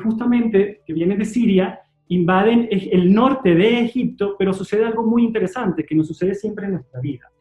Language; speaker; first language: Spanish; native; Spanish